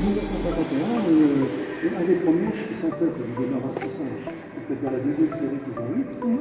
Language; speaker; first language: French; native; French